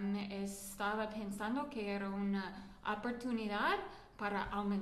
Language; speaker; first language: Spanish; non-native, learner; English